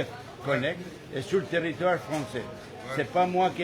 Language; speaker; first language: French; non-native, learner; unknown